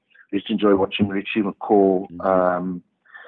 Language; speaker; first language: English; native; English